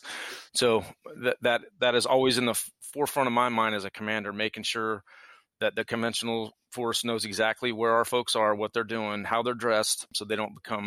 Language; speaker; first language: English; native; English